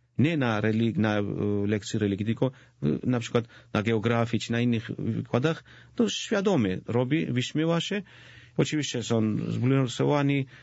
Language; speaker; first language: Polish; non-native, fluent; Georgian